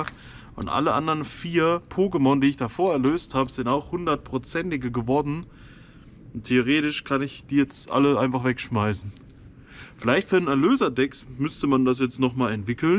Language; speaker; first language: German; native; German